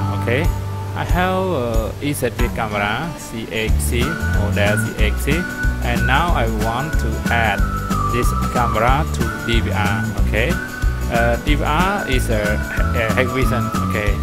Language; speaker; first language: English; non-native, learner; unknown